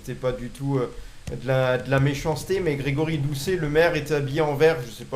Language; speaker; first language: French; native; French